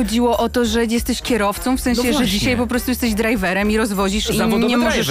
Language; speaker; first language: Polish; native; Polish